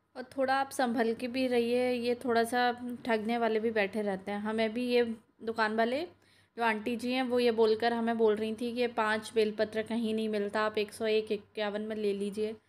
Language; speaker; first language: Hindi; native; Hindi